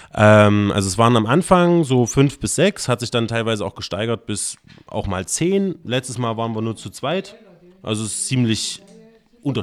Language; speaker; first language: German; native; German